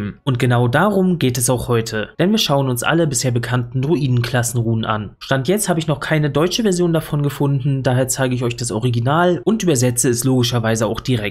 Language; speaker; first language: German; native; German